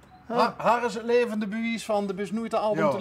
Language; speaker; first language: Dutch; native; Dutch